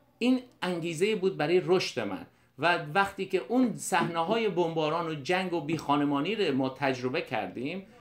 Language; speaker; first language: Persian; native; Persian